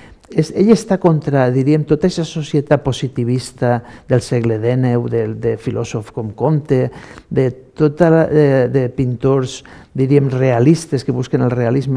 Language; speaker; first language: Catalan; native; Catalan